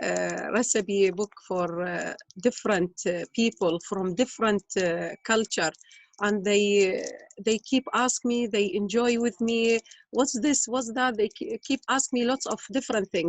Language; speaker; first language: English; non-native, learner; Arabic